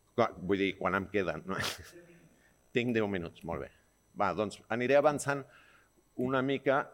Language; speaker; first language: Catalan; early bilingual, heritage; Catalan